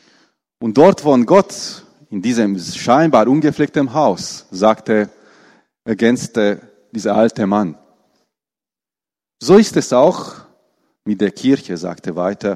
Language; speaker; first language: German; non-native, fluent; Romanian